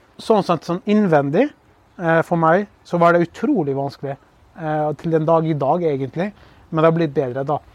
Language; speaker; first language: Norwegian; early bilingual, other home language; Kurdish